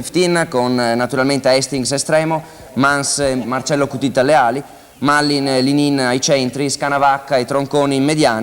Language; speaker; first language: Italian; native; Italian